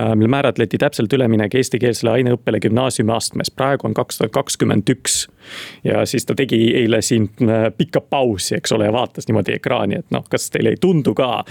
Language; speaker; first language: Estonian; non-native, local second language; Russian